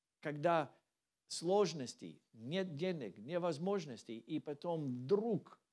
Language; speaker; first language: Russian; non-native, learner; English